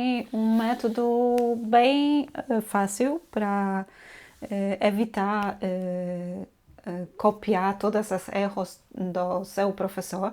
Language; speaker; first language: Portuguese; non-native, learner; Polish